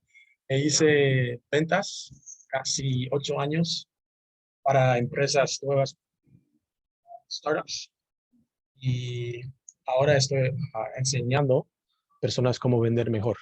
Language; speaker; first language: Spanish; non-native, learner; English